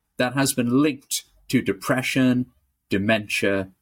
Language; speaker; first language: English; native; English